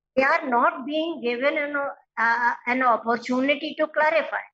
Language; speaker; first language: English; non-native, local second language; Hindi